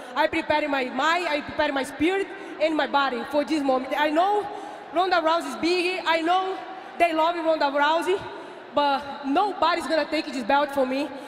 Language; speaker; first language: English; non-native, learner; Portuguese